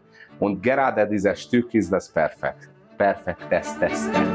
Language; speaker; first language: German; non-native, fluent; Hungarian